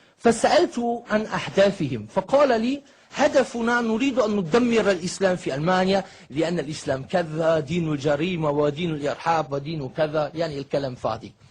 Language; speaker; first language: Egyptian Arabic; non-native, fluent; German